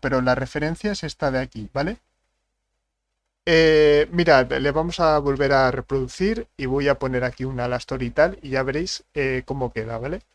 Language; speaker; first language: Spanish; native; Spanish